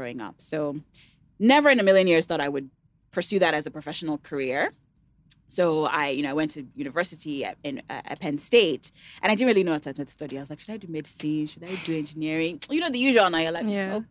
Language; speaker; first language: English; non-native, local second language; Yoruba